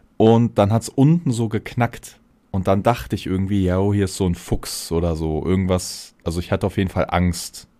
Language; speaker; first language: German; early bilingual, other home language; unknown